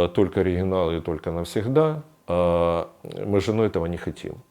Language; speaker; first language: Ukrainian; non-native, local second language; Russian